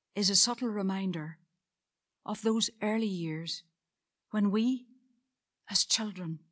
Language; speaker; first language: English; native; English